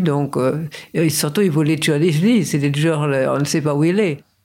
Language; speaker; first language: French; non-native, fluent; German